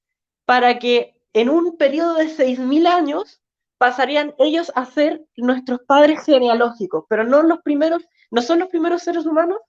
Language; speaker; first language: Spanish; native; Spanish